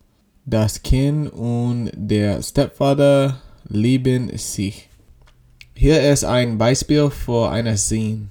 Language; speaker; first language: German; non-native, learner; English